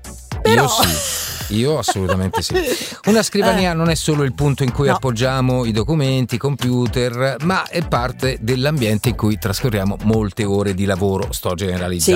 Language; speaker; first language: Italian; native; Italian